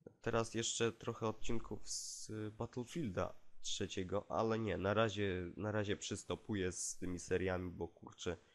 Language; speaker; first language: Polish; native; Polish